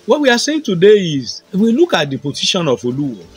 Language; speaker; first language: English; non-native, local second language; Yoruba